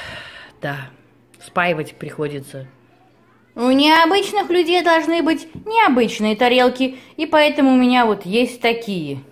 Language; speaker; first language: Russian; native; Russian